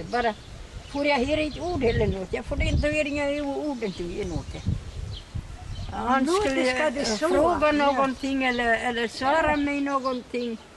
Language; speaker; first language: Swedish; early bilingual, heritage; Swedish